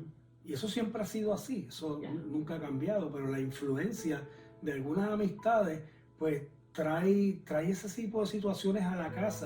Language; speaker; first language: Spanish; native; Spanish